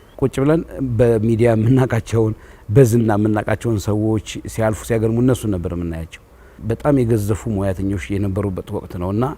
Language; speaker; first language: Amharic; native; Amharic